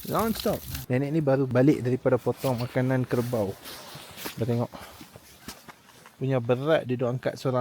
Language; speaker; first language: Malay; native; Malay